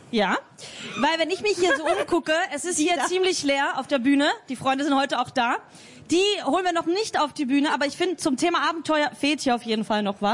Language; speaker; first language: German; native; German